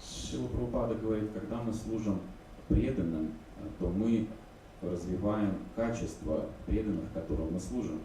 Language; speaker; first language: Russian; native; Russian